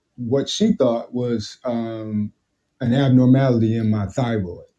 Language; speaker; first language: English; native; English